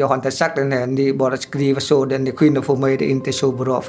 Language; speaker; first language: Swedish; non-native, learner; Vietnamese